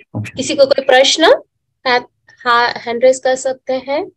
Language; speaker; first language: Hindi; non-native, local second language; Marathi